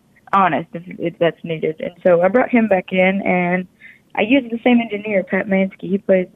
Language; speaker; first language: English; native; English